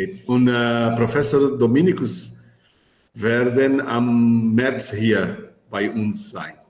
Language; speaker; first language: German; non-native, learner; Portuguese